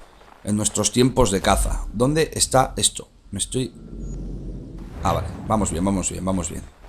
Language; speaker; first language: Spanish; native; Spanish